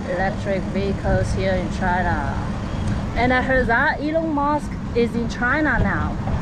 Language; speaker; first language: English; non-native, fluent; Chinese